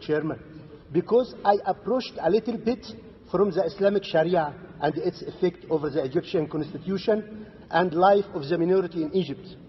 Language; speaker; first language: English; non-native, fluent; Arabic